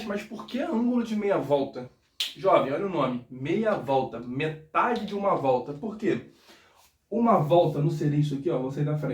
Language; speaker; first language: Portuguese; native; Portuguese